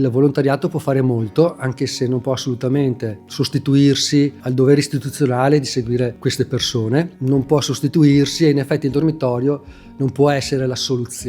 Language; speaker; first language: Italian; native; Italian